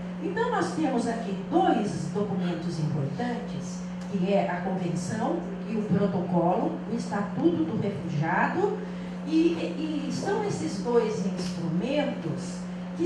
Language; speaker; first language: Portuguese; native; Portuguese